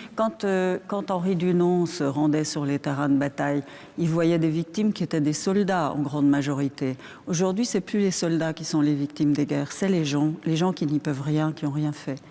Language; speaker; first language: French; native; French